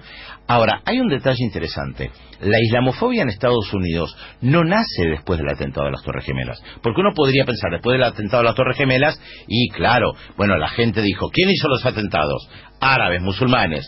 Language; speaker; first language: Spanish; native; Spanish